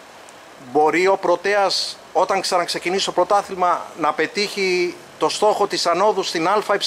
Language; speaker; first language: Greek; native; Greek